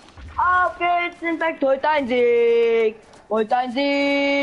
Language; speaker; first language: German; native; German